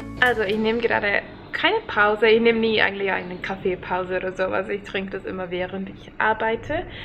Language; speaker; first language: German; non-native, fluent; Finnish